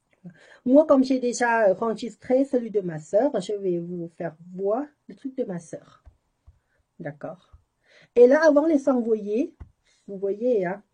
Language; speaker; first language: French; non-native, learner; Thai